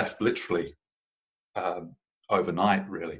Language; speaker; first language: English; native; English